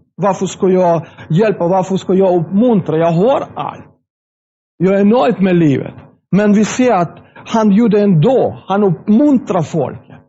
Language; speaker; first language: Swedish; non-native, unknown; Russian